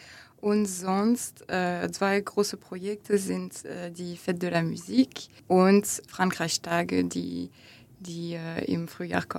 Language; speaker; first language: German; non-native, fluent; French